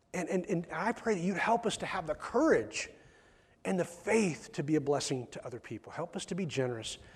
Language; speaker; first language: English; native; English